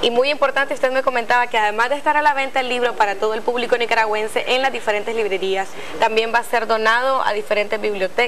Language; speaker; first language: Spanish; native; Spanish